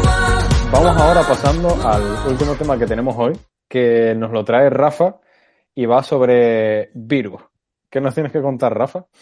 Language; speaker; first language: Spanish; native; Spanish